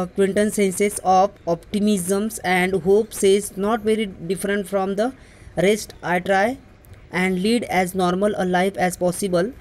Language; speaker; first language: English; non-native, local second language; Marathi